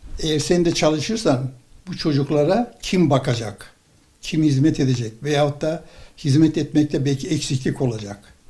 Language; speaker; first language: Turkish; native; Turkish